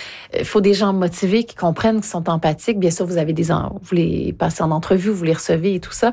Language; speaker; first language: French; native; French